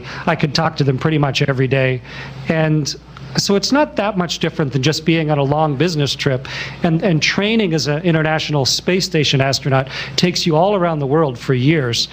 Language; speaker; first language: English; native; English